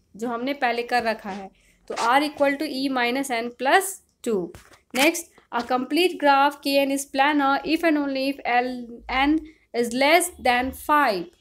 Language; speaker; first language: Hindi; native; Hindi